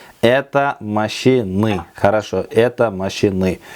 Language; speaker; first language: Russian; non-native, local second language; Kyrgyz